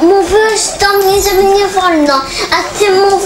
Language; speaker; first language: Polish; early bilingual, heritage; Polish